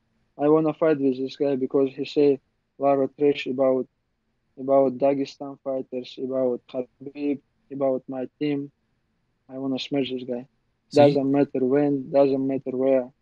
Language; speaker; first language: English; non-native, learner; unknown